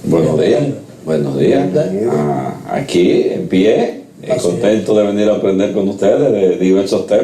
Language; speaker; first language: Spanish; native; Spanish